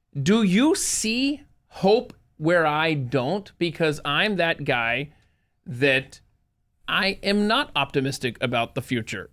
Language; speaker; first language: English; native; English